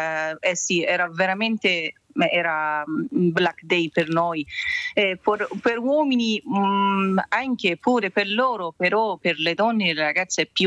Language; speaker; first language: Italian; non-native, learner; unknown